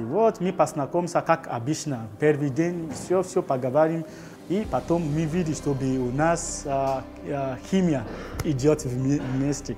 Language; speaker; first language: Russian; non-native, learner; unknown